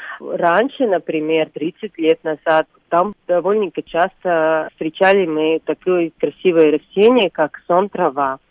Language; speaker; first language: Russian; non-native, local second language; Latvian